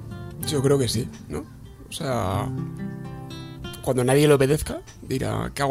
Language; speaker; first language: Spanish; native; Spanish